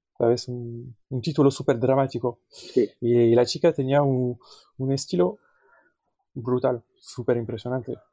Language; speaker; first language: Spanish; non-native, fluent; French